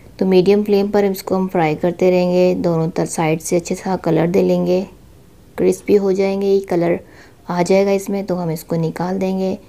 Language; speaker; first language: Urdu; native; Urdu